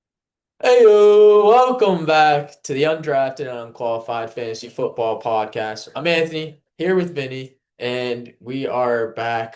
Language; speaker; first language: English; native; English